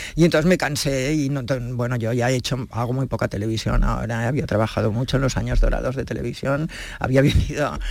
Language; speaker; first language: Spanish; native; Spanish